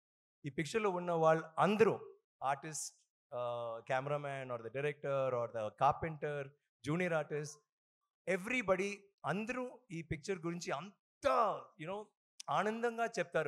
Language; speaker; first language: Telugu; non-native, local second language; Tamil